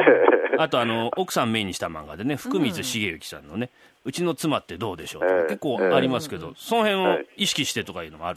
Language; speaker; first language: Japanese; native; Japanese